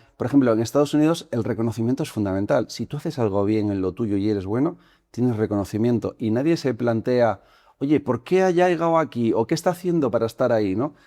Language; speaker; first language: Spanish; native; Spanish